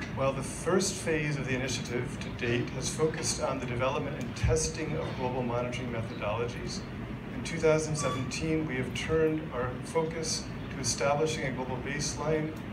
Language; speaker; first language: English; native; English